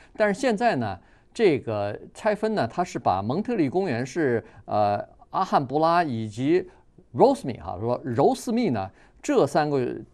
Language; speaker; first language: Chinese; native; Chinese